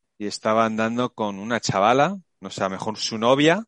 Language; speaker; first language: Spanish; non-native, fluent; English